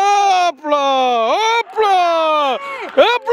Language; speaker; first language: Dutch; native; Dutch